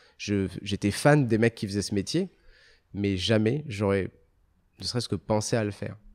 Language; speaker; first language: French; early bilingual, other home language; Arabic